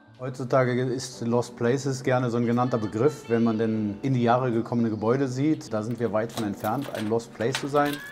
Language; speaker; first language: German; native; German